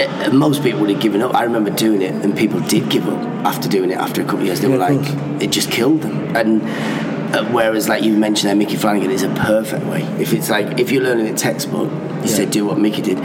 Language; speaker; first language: English; non-native, local second language; Persian